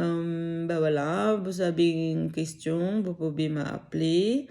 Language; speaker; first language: French; non-native, learner; Filipino